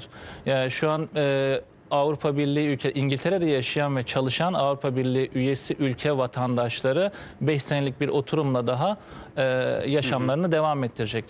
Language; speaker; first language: Turkish; native; Turkish